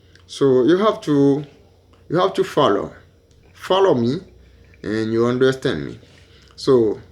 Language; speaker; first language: English; non-native, learner; Haitian Creole